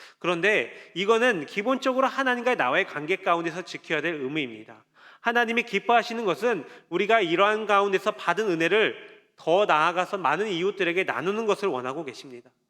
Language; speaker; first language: Korean; native; Korean